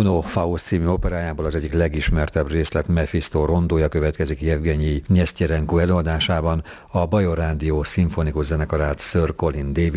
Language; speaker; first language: Hungarian; native; Hungarian